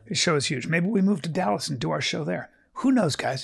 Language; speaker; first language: English; early bilingual, other home language; French